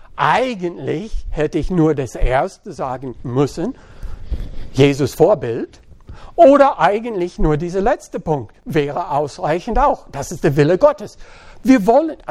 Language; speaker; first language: German; non-native, fluent; English